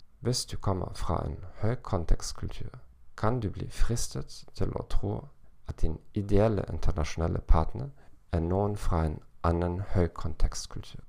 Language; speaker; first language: Norwegian; non-native, learner; German